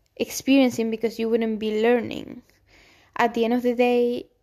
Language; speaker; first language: English; non-native, fluent; Spanish